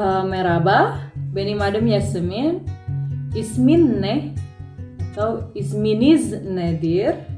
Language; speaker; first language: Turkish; non-native, fluent; Indonesian